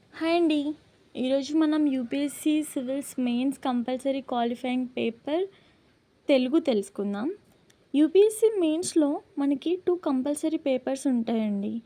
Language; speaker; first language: Telugu; non-native, local second language; Lambadi